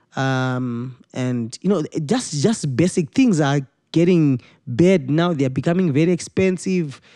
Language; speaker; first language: English; non-native, local second language; Shona